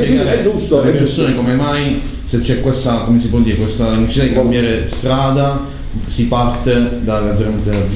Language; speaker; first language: Italian; native; Italian